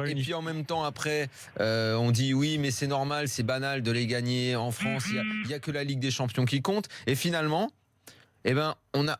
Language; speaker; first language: French; native; French